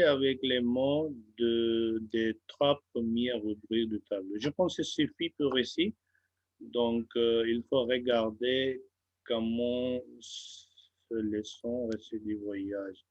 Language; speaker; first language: French; non-native, fluent; Hindi